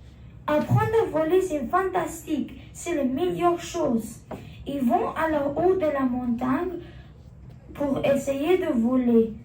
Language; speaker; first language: French; non-native, learner; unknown